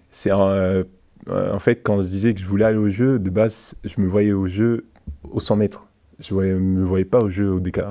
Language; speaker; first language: French; early bilingual, other home language; Haitian Creole